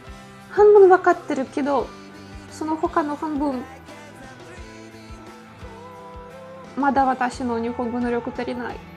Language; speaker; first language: Japanese; non-native, learner; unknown